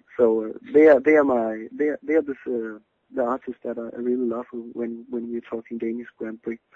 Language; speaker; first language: English; non-native, fluent; Danish